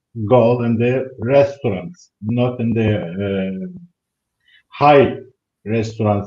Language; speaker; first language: English; non-native, learner; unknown